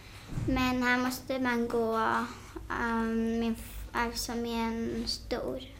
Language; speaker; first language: Swedish; early bilingual, heritage; Swedish